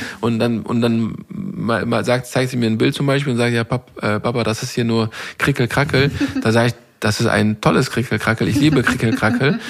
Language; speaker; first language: German; native; German